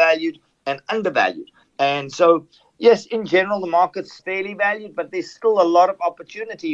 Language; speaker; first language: English; native; English